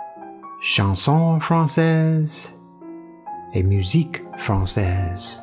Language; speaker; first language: French; non-native, learner; English